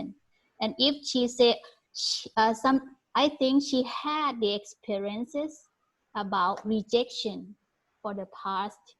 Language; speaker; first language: English; non-native, learner; Thai